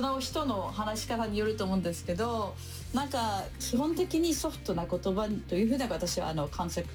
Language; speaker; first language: Japanese; non-native, fluent; French